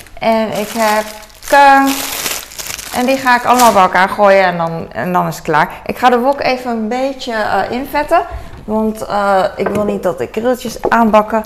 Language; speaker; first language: Dutch; early bilingual, other home language; Cantonese